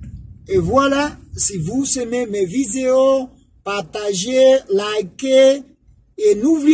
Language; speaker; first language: French; non-native, fluent; Spanish